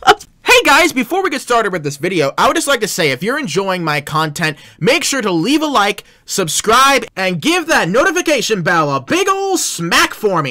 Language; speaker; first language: English; native; English